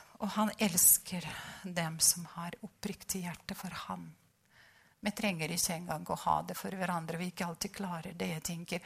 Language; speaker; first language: Norwegian; non-native, fluent; Russian